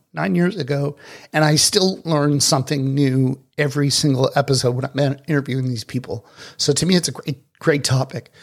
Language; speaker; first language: English; native; English